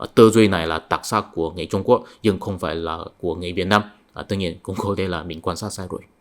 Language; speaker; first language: Vietnamese; non-native, fluent; Chinese